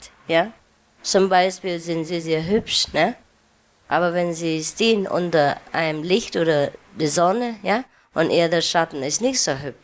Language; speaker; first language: German; non-native, learner; Vietnamese